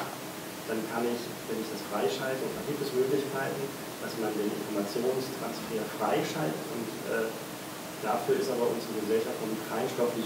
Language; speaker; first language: German; native; German